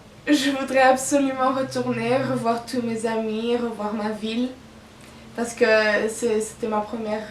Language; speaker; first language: French; non-native, local second language; Italian